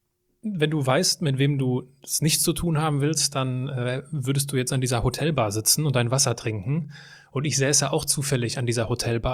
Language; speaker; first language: German; native; German